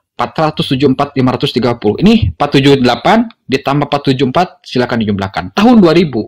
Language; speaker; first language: Indonesian; native; Indonesian